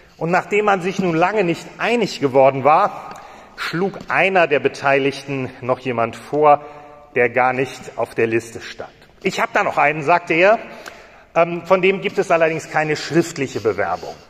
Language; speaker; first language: German; native; German